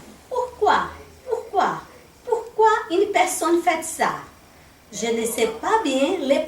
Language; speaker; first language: French; non-native, learner; Portuguese